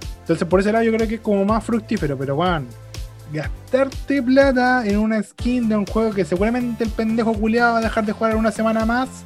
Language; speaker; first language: Spanish; native; Spanish